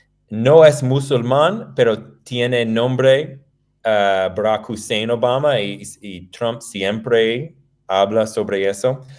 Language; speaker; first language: Spanish; non-native, fluent; English